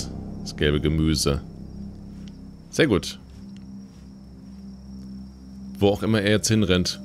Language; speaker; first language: German; native; German